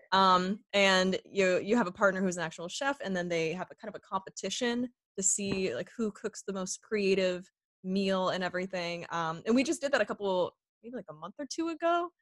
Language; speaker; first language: English; native; English